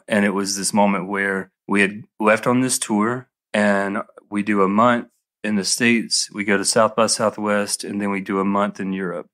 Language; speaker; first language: English; native; English